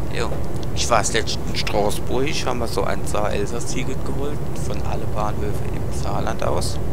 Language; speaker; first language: German; native; German